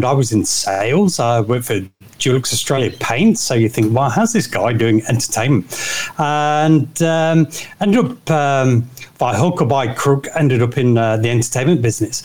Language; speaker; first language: English; native; English